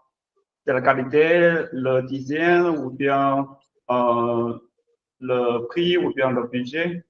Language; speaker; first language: French; non-native, learner; Chinese